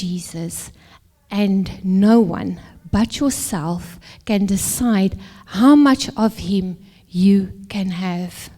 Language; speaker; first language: English; non-native, local second language; Afrikaans